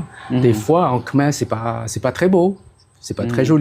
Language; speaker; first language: French; non-native, fluent; Khmer